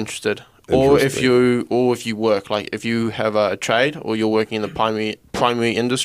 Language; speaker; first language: English; native; English